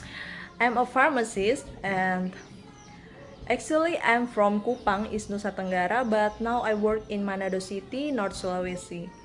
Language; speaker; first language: English; non-native, learner; Indonesian